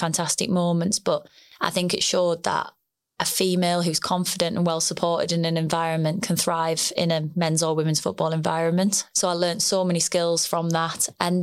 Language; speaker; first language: English; native; English